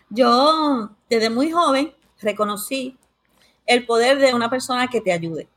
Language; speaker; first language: Spanish; early bilingual, heritage; Spanish